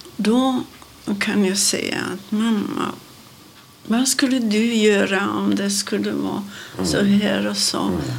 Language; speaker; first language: Swedish; non-native, fluent; Hungarian